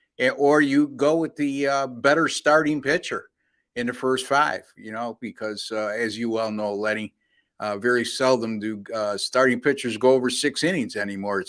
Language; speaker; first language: English; native; English